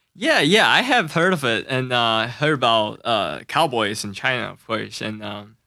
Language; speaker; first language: English; non-native, learner; Chinese